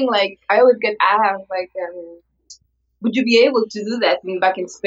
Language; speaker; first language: English; non-native, fluent; Spanish